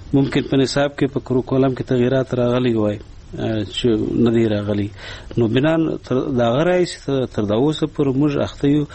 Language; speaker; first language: Pashto; non-native, local second language; Persian